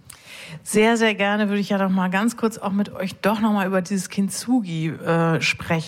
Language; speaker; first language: German; native; German